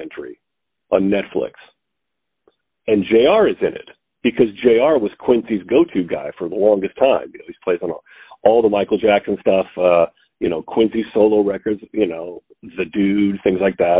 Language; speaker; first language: English; native; English